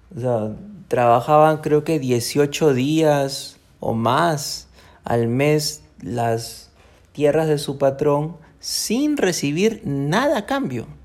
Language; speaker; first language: Spanish; native; Spanish